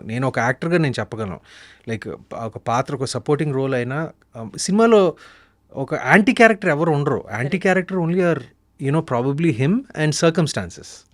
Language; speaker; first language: Telugu; native; Telugu